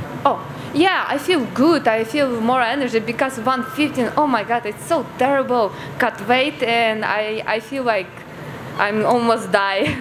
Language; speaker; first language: English; non-native, learner; Ukrainian